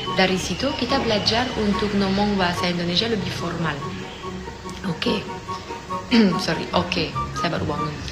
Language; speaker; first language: Indonesian; non-native, fluent; French